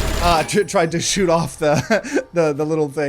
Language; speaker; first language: English; native; English